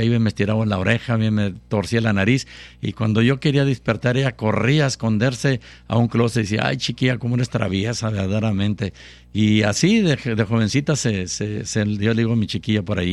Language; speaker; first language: Spanish; native; Spanish